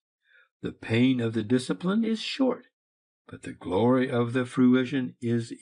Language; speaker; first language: English; native; English